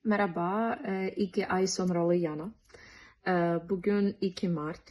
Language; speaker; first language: Turkish; non-native, learner; Ukrainian